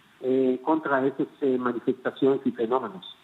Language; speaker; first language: Spanish; non-native, fluent; Hebrew